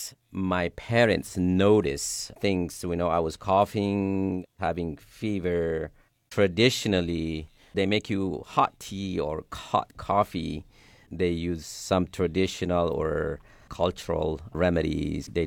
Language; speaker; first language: English; non-native, fluent; Sidamo